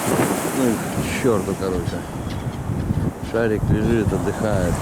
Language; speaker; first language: Russian; native; Russian